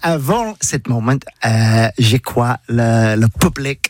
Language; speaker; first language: French; non-native, learner; English